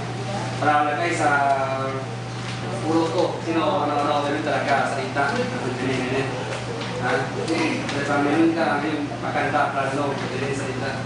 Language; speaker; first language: Filipino; non-native, learner; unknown